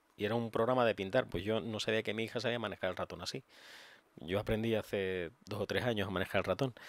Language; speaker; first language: Spanish; native; Spanish